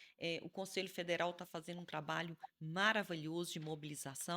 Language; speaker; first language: Portuguese; native; Portuguese